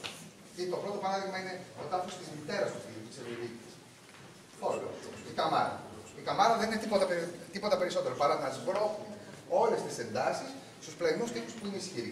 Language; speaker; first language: Greek; native; Greek